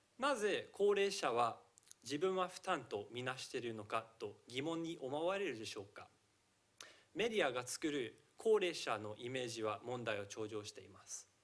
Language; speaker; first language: Japanese; non-native, fluent; English